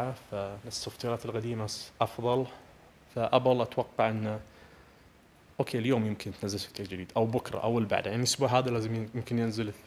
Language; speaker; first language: Arabic; native; Arabic